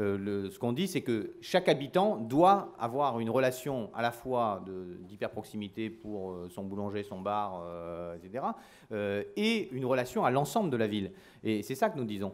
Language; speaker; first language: French; native; French